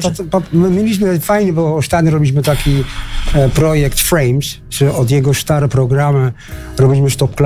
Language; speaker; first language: Polish; non-native, learner; Dutch